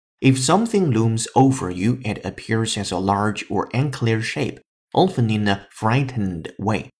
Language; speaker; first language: English; non-native, fluent; Chinese